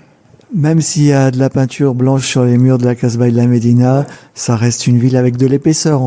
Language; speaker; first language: French; native; French